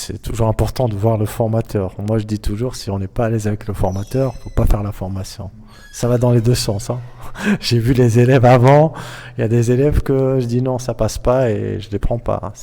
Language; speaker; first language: French; native; French